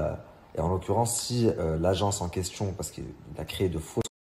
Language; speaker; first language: French; native; French